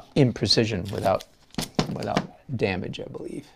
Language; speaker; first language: English; native; English